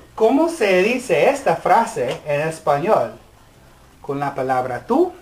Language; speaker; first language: Spanish; non-native, fluent; English